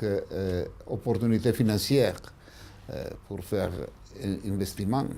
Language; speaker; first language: French; non-native, fluent; Italian